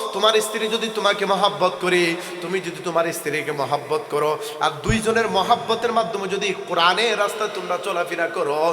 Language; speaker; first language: Bangla; non-native, local second language; Sylheti